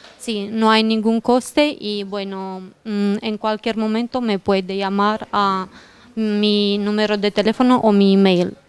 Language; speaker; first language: Spanish; non-native, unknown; Romanian